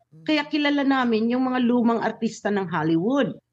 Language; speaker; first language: Filipino; native; Filipino